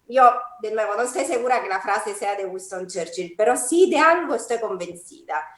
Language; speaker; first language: Spanish; non-native, fluent; Italian